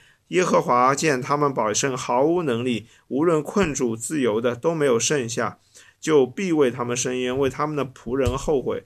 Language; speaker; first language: Chinese; native; Chinese